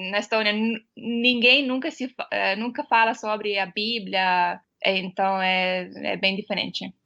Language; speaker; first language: Portuguese; non-native, fluent; Estonian